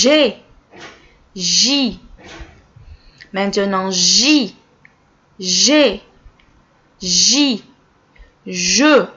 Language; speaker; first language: French; non-native, local second language; Arabic